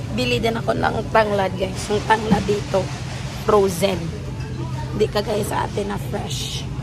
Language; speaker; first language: Filipino; non-native, local second language; Cebuano